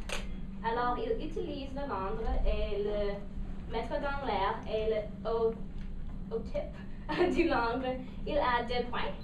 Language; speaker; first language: French; non-native, local second language; English